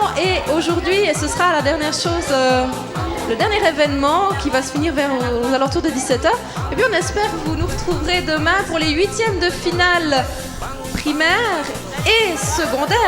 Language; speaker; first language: French; native; French